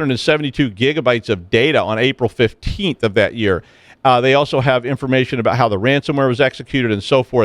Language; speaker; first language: English; native; English